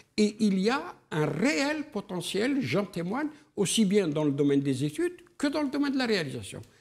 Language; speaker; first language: French; non-native, local second language; Arabic